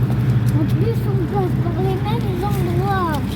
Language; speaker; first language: French; native; French